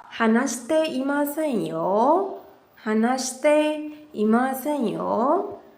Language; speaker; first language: Japanese; non-native, fluent; Burmese